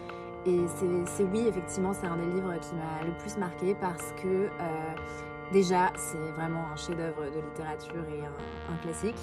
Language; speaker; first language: French; native; French